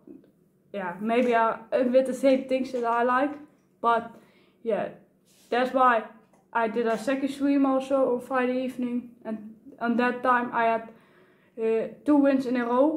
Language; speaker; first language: English; non-native, learner; Dutch